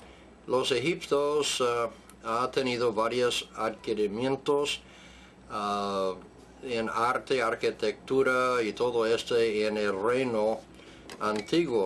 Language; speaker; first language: Spanish; non-native, fluent; English